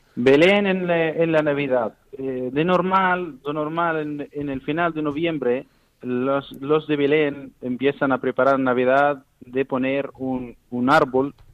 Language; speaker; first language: Spanish; non-native, learner; Arabic